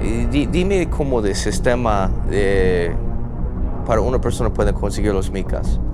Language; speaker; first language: Spanish; non-native, learner; English